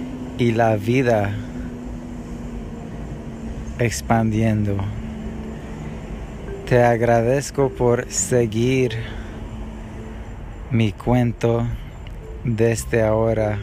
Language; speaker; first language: Spanish; non-native, learner; English